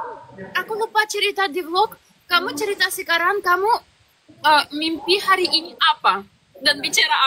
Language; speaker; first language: Indonesian; non-native, fluent; Russian